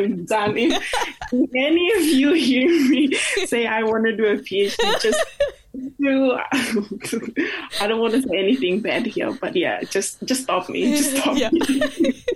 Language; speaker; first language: English; non-native, fluent; Indonesian